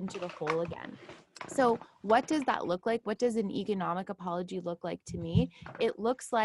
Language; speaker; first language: English; native; English